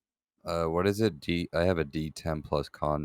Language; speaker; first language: English; native; English